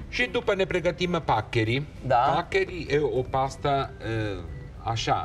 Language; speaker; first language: Romanian; non-native, fluent; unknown